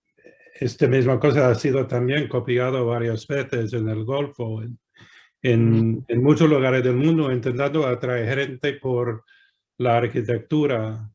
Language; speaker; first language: Spanish; non-native, fluent; English